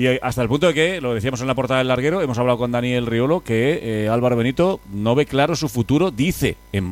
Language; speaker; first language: Spanish; native; Spanish